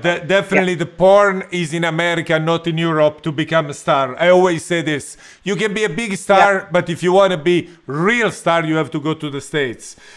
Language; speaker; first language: English; non-native, fluent; Italian